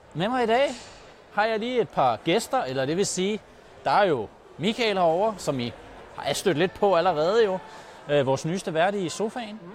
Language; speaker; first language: Danish; native; Danish